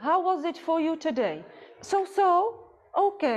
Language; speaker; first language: English; non-native, fluent; Czech